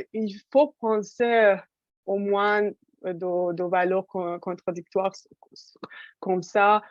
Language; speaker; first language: French; non-native, fluent; Persian